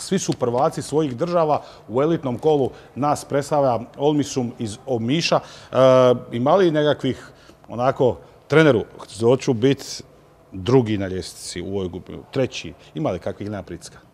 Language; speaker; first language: Croatian; native; Croatian